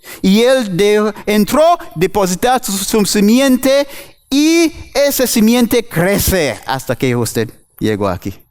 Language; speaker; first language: Spanish; non-native, learner; English